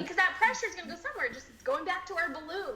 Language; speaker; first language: English; native; English